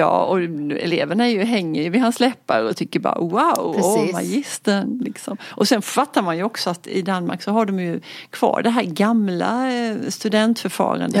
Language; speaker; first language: Swedish; native; Swedish